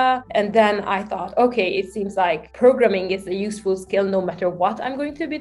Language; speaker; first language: English; non-native, fluent; Hungarian